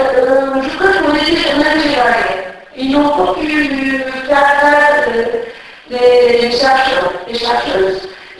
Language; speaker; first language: French; non-native, fluent; Turkish